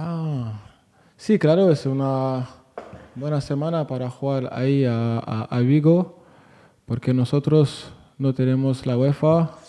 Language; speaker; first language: Spanish; non-native, fluent; French